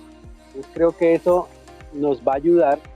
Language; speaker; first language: Spanish; native; Spanish